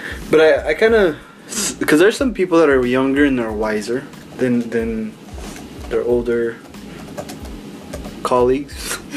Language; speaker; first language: English; native; English